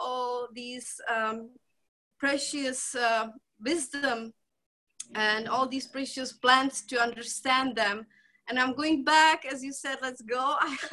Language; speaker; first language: English; non-native, fluent; Czech